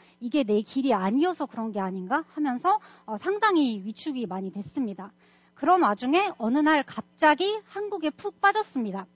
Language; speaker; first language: Korean; non-native, fluent; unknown